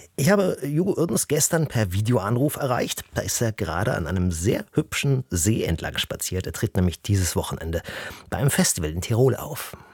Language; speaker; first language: German; native; German